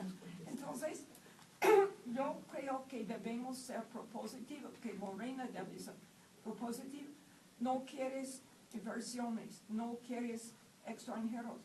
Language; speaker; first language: Spanish; non-native, fluent; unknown